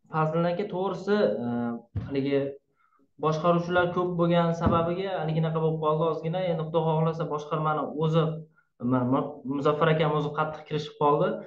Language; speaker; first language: Uzbek; native; Uzbek